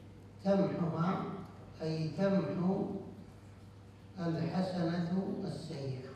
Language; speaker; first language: Arabic; native; Arabic